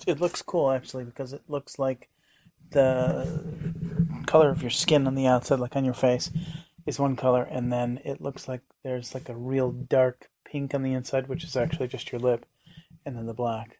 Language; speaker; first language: English; native; English